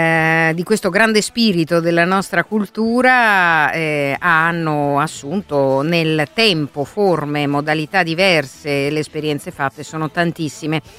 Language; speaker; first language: Italian; native; Italian